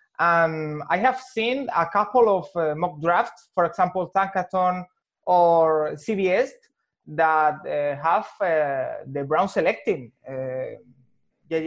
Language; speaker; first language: English; non-native, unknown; Spanish